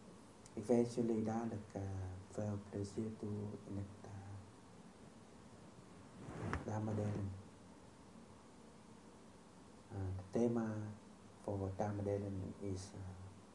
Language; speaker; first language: Dutch; non-native, fluent; Vietnamese